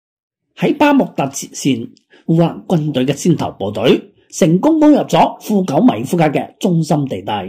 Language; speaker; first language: Chinese; non-native, local second language; Cantonese